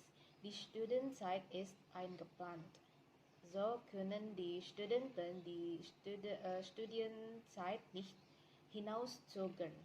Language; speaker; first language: German; non-native, learner; Indonesian